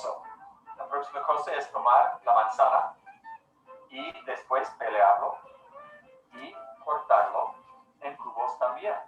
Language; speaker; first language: Spanish; non-native, learner; English